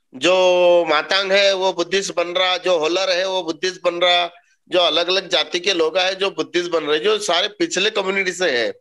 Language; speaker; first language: Hindi; non-native, local second language; Marathi